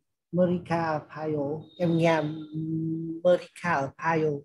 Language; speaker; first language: Korean; non-native, learner; Vietnamese